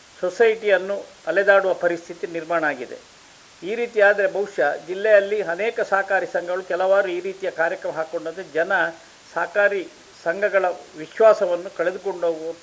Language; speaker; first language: Kannada; native; Kannada